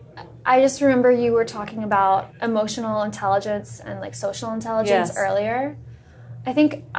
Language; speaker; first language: English; native; English